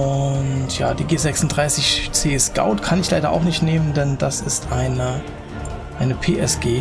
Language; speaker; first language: German; native; German